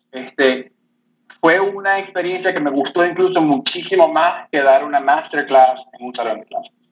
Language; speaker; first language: Spanish; native; Spanish